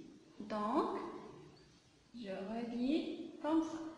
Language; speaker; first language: French; non-native, local second language; Arabic